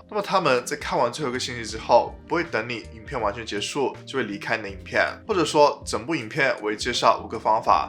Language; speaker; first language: Chinese; native; Chinese